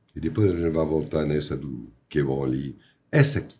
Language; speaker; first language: Portuguese; non-native, fluent; French